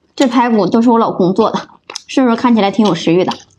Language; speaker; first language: Chinese; native; Chinese